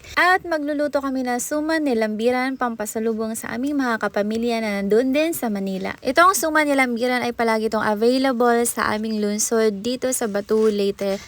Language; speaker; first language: Filipino; non-native, local second language; Cebuano